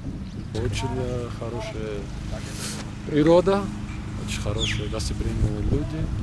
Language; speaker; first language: Russian; non-native, fluent; Georgian